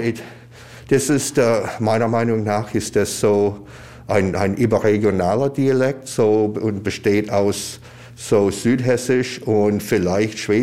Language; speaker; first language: German; early bilingual, heritage; German